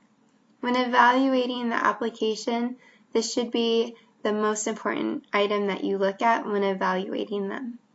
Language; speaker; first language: English; native; English